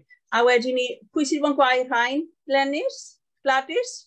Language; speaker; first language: Welsh; native; Welsh